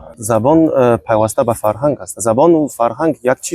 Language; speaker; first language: Persian; non-native, fluent; Chinese